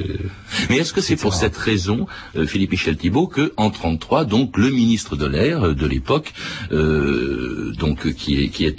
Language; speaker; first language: French; native; French